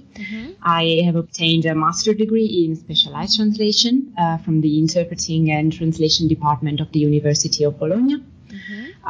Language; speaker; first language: English; non-native, fluent; Italian